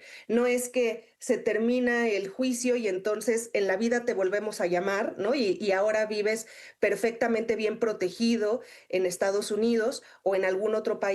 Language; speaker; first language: Spanish; native; Spanish